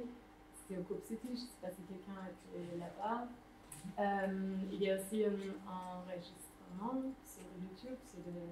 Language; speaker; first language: French; non-native, fluent; Dutch